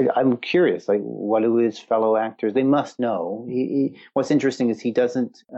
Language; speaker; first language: English; native; English